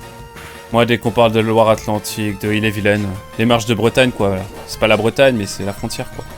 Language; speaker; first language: French; native; French